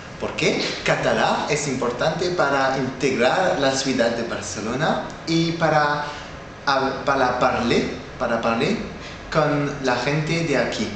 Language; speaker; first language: Spanish; non-native, learner; French